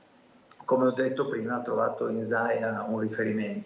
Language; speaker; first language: Italian; native; Italian